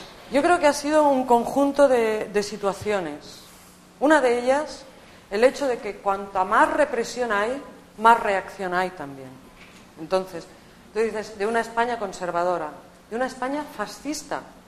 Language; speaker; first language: Spanish; native; Spanish